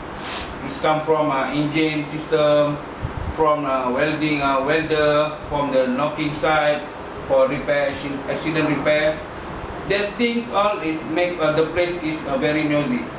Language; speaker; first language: English; non-native, learner; Malay